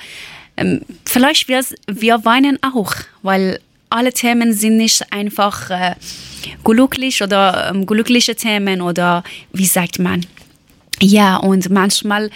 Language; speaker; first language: German; non-native, learner; Persian